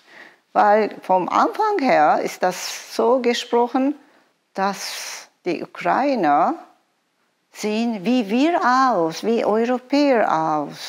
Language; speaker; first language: German; non-native, fluent; Turkish